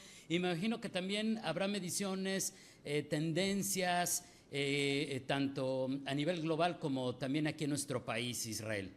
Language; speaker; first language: Spanish; native; Spanish